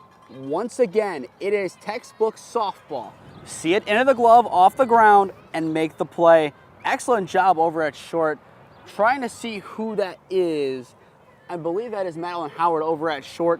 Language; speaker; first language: English; native; English